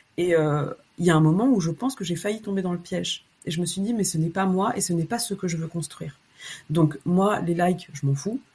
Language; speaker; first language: French; early bilingual, other home language; Chinese